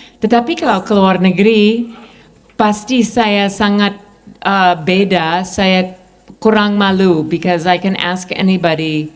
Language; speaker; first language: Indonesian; non-native, fluent; English